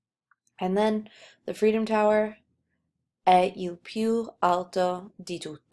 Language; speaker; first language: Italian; non-native, fluent; English